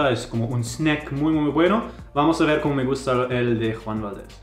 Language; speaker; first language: Spanish; non-native, fluent; German